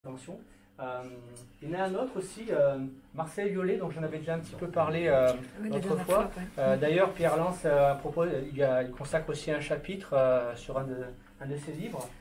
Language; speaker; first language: French; native; French